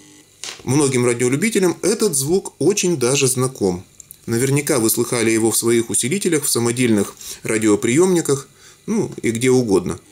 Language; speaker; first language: Russian; native; Russian